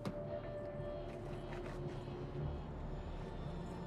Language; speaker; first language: English; non-native, fluent; Dutch